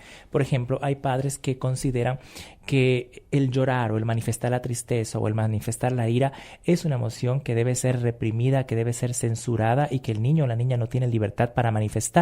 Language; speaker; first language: Spanish; native; Spanish